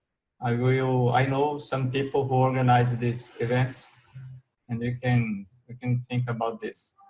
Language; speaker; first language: English; non-native, learner; Portuguese